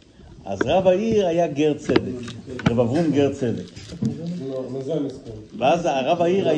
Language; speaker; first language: Hebrew; non-native, fluent; Yiddish